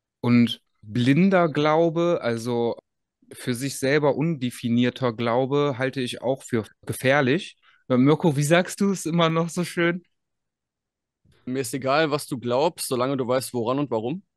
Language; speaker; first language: German; native; German